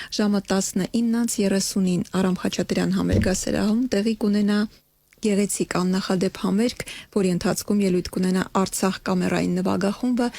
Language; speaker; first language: Armenian; native; Armenian